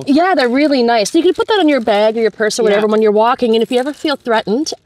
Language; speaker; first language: English; native; English